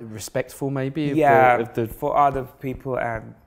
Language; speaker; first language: English; non-native, fluent; Polish